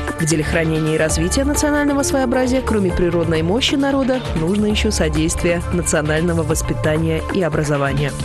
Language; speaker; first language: Russian; native; Russian